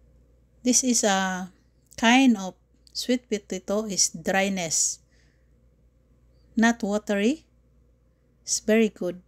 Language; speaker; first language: English; non-native, learner; Filipino